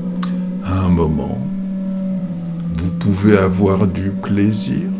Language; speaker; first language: French; native; French